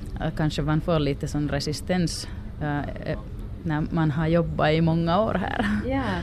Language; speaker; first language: Swedish; non-native, local second language; Finnish